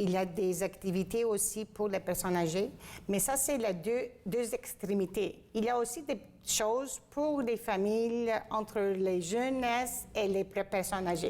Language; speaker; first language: French; non-native, fluent; Greek